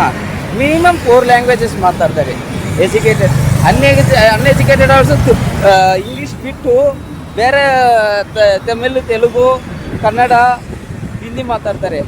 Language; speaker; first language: Kannada; non-native, local second language; Tamil